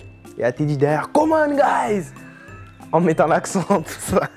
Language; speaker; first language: French; native; French